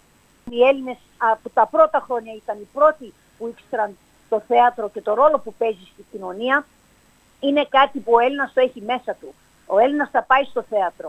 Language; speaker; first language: Greek; early bilingual, heritage; English